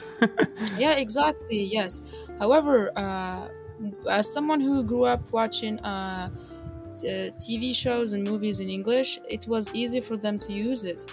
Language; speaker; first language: English; non-native, fluent; Arabic